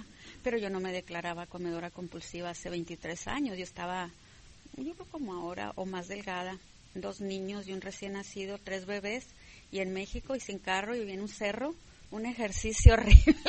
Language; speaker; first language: Spanish; native; Spanish